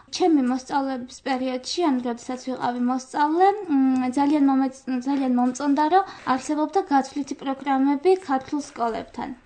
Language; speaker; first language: Georgian; non-native, local second language; Armenian